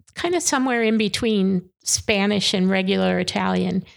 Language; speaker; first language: English; native; English